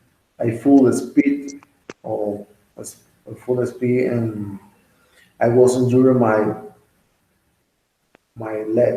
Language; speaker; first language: English; non-native, learner; Spanish